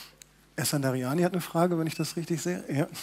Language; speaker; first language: German; native; German